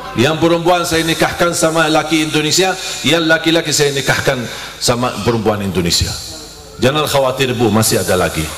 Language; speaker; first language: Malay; non-native, fluent; Arabic